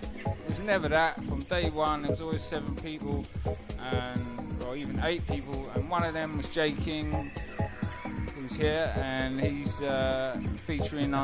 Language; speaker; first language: English; native; English